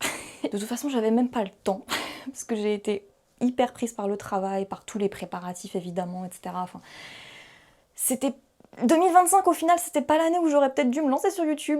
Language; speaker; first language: French; native; French